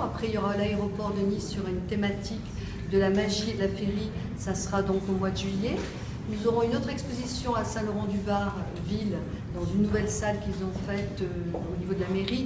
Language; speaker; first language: French; native; French